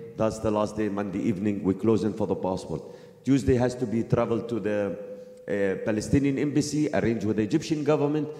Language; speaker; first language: English; non-native, fluent; Arabic